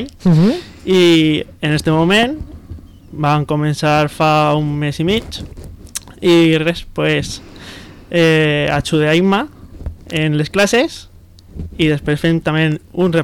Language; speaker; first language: Catalan; native; Catalan